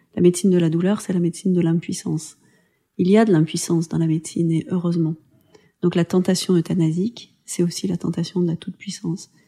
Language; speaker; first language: French; native; French